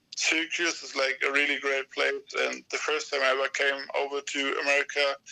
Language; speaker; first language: English; non-native, fluent; German